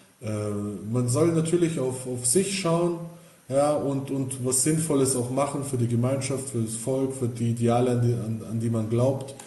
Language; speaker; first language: German; early bilingual, other home language; Bosnian